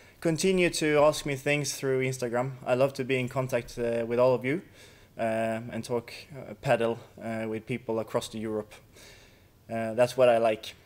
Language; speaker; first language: English; non-native, fluent; Swedish